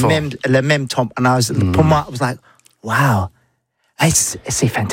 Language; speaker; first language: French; non-native, learner; English